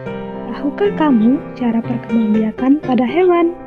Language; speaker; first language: Indonesian; native; Indonesian